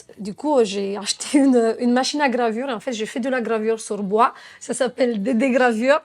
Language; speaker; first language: French; non-native, fluent; Romanian